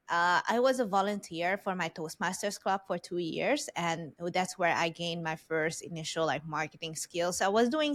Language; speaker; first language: English; non-native, fluent; Hungarian